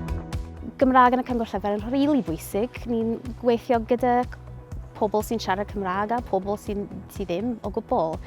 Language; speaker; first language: Welsh; non-native, fluent; English